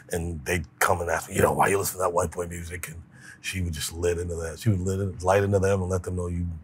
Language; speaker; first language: English; native; English